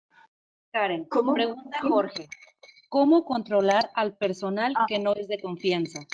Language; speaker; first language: Spanish; native; Spanish